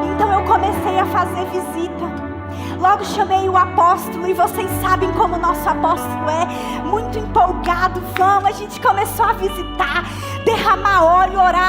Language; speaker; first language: Portuguese; native; Portuguese